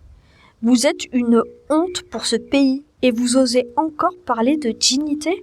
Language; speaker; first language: French; native; French